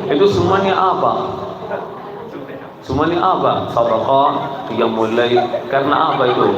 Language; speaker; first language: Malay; non-native, fluent; Arabic